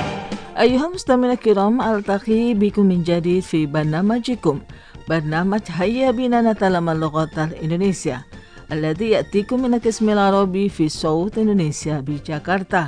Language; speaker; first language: Arabic; non-native, fluent; Indonesian